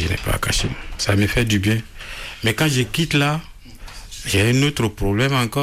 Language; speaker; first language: French; non-native, local second language; Bambara